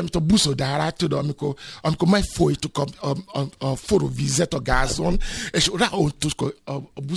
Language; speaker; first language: Hungarian; non-native, fluent; Yoruba